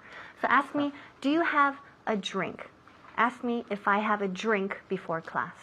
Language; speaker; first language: English; non-native, fluent; Spanish